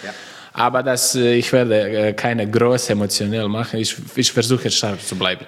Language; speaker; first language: German; non-native, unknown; Croatian